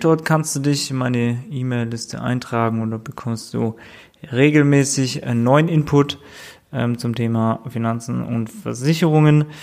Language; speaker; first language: German; native; German